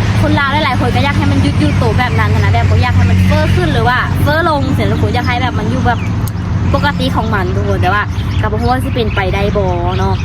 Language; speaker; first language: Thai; non-native, learner; Lao